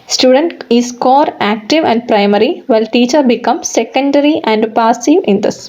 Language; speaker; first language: English; non-native, local second language; Malayalam